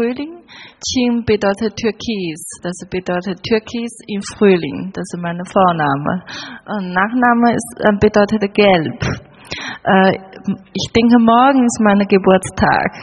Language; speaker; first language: German; non-native, learner; Chinese